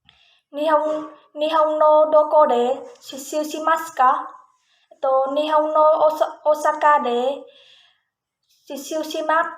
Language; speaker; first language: Japanese; non-native, learner; Vietnamese